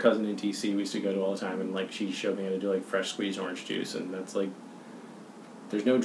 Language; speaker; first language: English; native; English